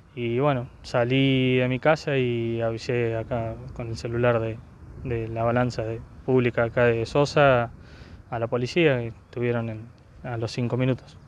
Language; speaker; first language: Spanish; native; Spanish